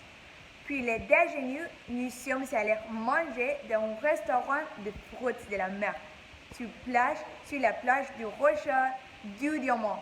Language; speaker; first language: French; non-native, learner; English